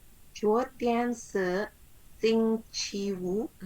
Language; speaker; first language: Chinese; non-native, learner; Indonesian